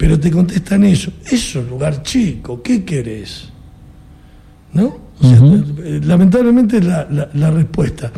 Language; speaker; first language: Spanish; native; Spanish